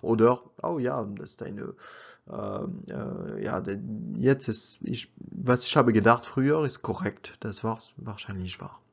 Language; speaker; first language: German; non-native, learner; French